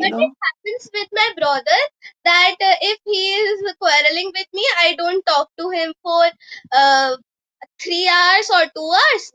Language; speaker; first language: English; non-native, local second language; Hindi